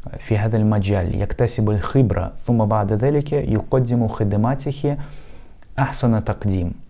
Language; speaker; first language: Arabic; non-native, fluent; Russian